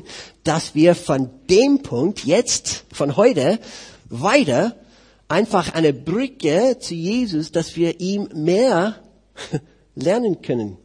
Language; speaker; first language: German; non-native, fluent; English